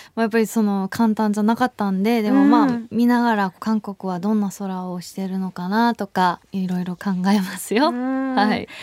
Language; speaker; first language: Japanese; non-native, fluent; Korean